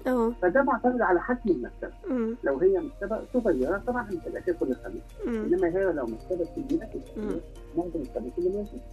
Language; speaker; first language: Arabic; native; Arabic